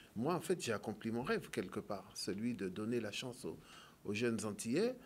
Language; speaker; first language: French; native; French